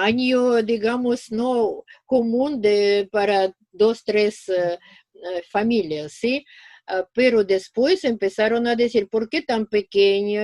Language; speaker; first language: Spanish; non-native, fluent; Russian